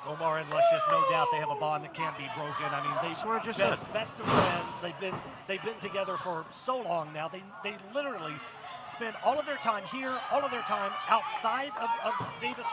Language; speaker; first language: English; native; English